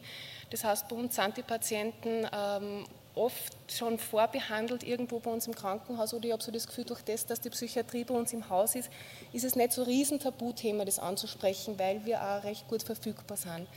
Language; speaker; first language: German; native; German